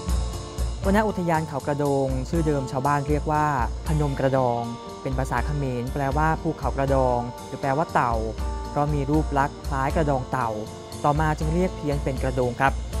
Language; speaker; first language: Thai; native; Thai